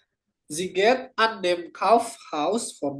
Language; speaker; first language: German; non-native, fluent; Indonesian